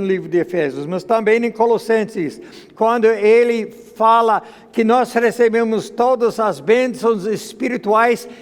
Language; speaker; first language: Portuguese; non-native, fluent; English